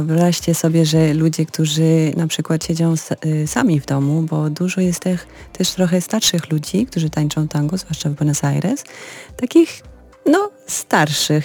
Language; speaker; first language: Polish; non-native, fluent; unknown